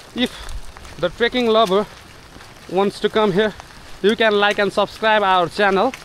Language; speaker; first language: English; non-native, local second language; Nepali